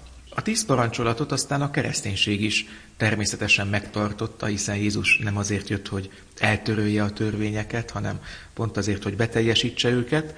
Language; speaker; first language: Hungarian; native; Hungarian